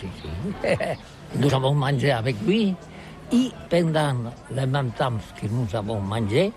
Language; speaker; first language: French; non-native, learner; Catalan